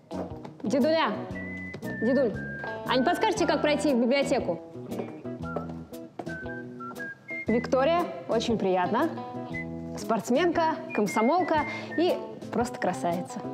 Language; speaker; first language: Russian; native; Russian